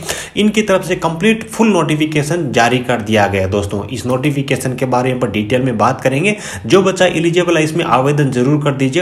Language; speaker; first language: Hindi; native; Hindi